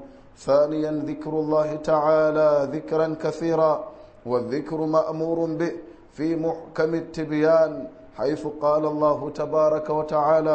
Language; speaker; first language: Arabic; non-native, fluent; Hausa